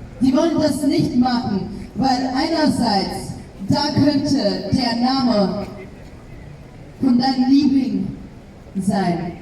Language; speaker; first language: German; non-native, fluent; Ukrainian